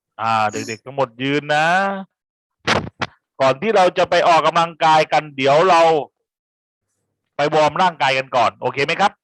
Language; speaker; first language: Thai; native; Thai